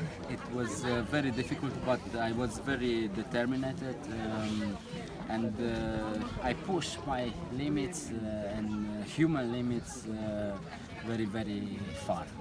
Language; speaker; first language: English; non-native, learner; Romanian